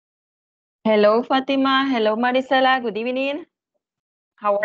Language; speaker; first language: English; non-native, fluent; Spanish